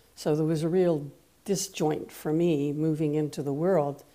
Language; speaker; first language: English; non-native, fluent; French